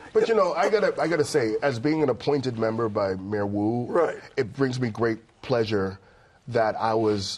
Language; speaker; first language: English; native; English